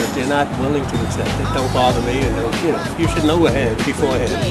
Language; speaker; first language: English; native; English